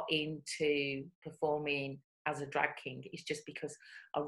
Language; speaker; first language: English; native; English